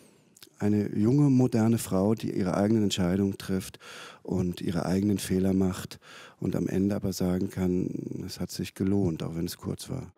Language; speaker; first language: German; native; German